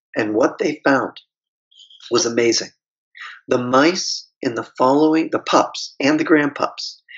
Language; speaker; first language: English; native; English